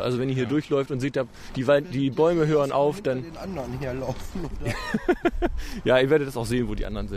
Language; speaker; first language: German; native; German